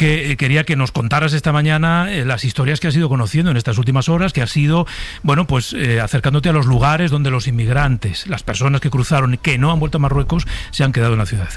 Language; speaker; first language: Spanish; native; Spanish